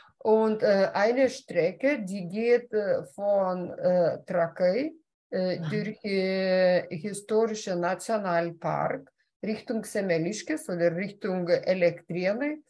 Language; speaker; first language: German; non-native, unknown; Lithuanian